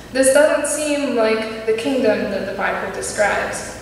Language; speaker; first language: English; native; English